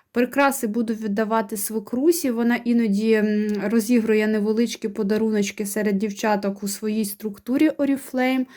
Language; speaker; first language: Ukrainian; non-native, local second language; Russian